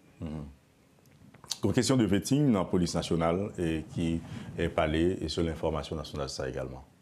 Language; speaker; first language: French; non-native, local second language; Haitian Creole